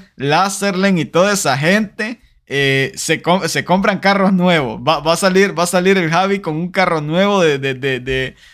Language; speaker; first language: Spanish; native; Spanish